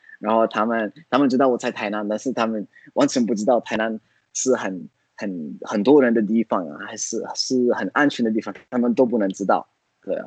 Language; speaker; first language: Chinese; non-native, fluent; Italian